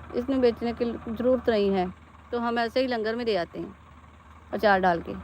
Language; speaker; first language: Hindi; non-native, local second language; Punjabi